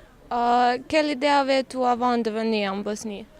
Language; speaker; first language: French; non-native, learner; Bosnian